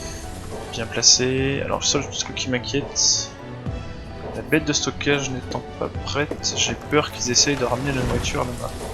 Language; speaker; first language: French; native; French